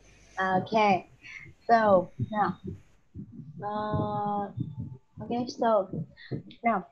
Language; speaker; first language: English; non-native, learner; Vietnamese